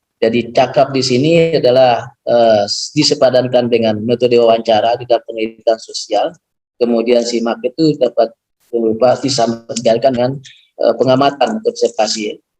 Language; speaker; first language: Indonesian; non-native, local second language; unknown